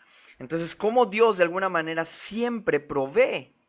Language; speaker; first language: Spanish; native; Spanish